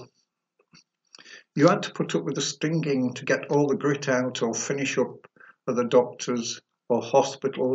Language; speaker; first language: English; native; English